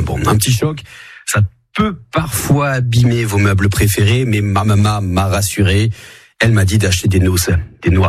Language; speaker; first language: French; native; French